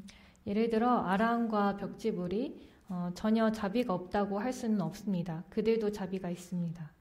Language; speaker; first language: Korean; native; Korean